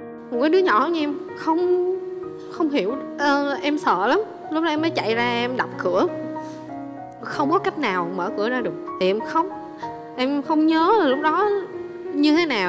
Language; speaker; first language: Vietnamese; native; Vietnamese